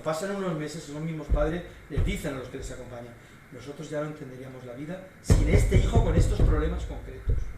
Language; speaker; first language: Spanish; native; Spanish